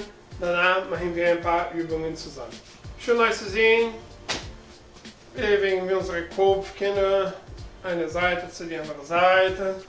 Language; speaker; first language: German; non-native, learner; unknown